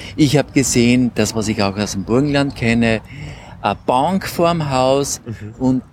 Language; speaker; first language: German; native; German